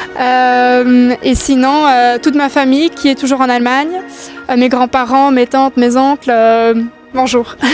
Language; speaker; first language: French; early bilingual, other home language; German